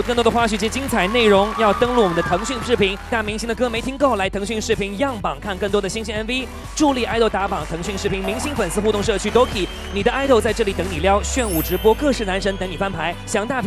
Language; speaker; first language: Chinese; native; Chinese